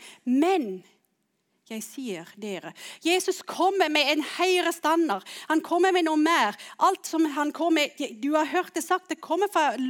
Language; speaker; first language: Norwegian; non-native, fluent; English